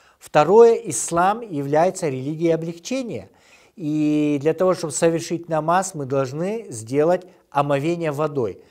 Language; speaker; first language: Russian; non-native, local second language; Kyrgyz